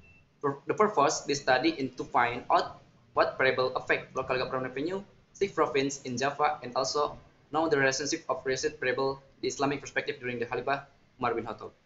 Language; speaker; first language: English; non-native, learner; Indonesian